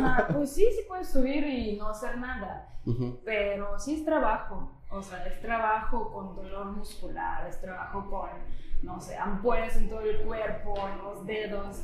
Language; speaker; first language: Spanish; non-native, fluent; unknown